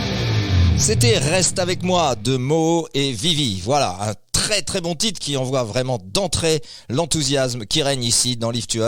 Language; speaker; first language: French; native; French